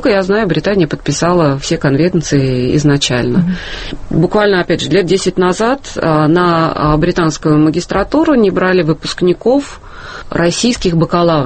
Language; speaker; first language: Russian; native; Russian